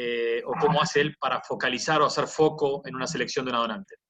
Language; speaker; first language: Spanish; native; Spanish